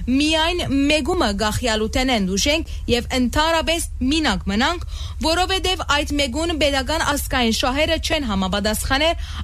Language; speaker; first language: Armenian; early bilingual, heritage; Armenian